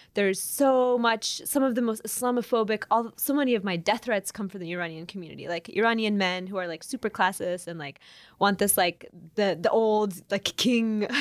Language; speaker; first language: English; native; English